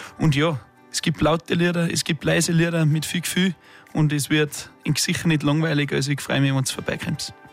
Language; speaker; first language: German; native; German